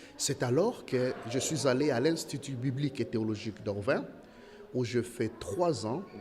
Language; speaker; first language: French; non-native, local second language; Lingala